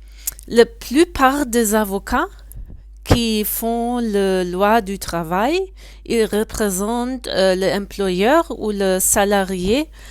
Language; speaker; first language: French; non-native, learner; German